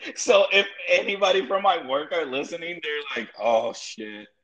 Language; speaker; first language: English; early bilingual, other home language; Spanish